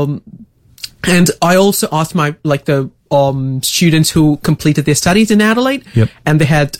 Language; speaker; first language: English; non-native, local second language; Tamil